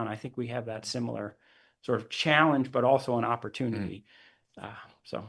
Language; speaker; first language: English; native; English